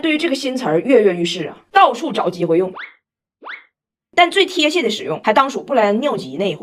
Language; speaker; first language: Chinese; native; Chinese